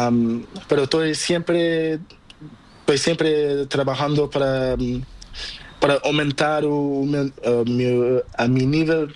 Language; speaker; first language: Spanish; non-native, learner; Portuguese